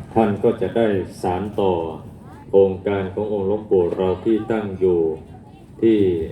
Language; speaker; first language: Thai; native; Thai